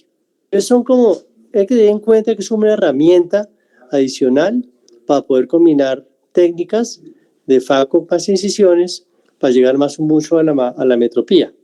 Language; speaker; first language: Spanish; native; Spanish